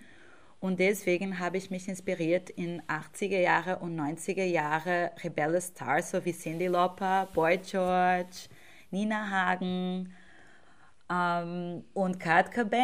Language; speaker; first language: German; non-native, fluent; Portuguese